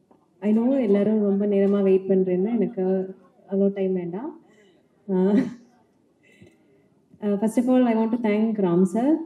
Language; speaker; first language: Tamil; non-native, learner; Malayalam